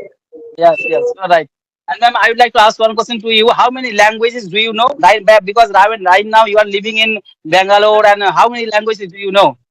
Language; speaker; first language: English; non-native, learner; Bangla